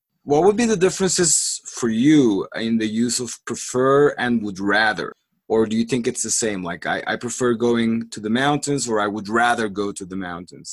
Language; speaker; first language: English; non-native, fluent; Spanish